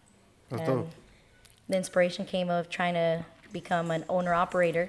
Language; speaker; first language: English; native; English